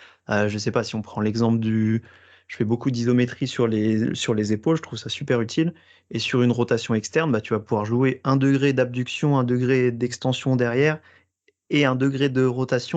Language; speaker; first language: French; native; French